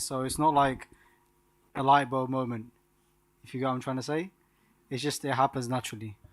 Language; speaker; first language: English; non-native, local second language; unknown